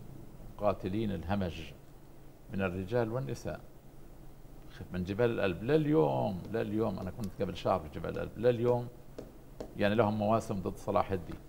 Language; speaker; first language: Arabic; native; Arabic